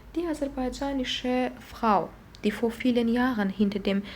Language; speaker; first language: German; non-native, fluent; Azerbaijani